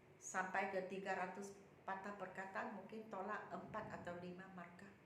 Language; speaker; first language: Malay; non-native, local second language; Chinese